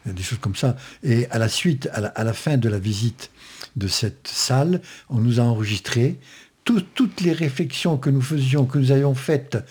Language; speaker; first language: French; native; French